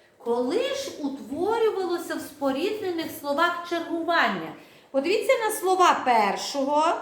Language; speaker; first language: Ukrainian; native; Ukrainian